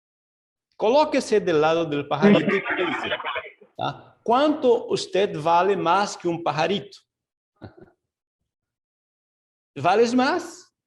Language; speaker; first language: Spanish; non-native, fluent; Portuguese